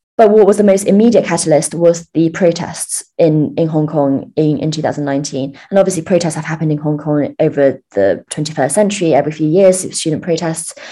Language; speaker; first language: English; early bilingual, other home language; Chinese